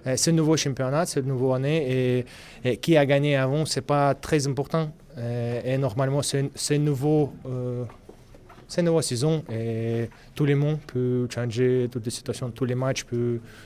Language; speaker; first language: French; non-native, learner; Russian